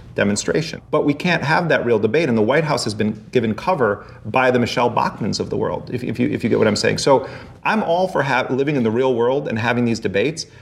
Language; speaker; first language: English; native; English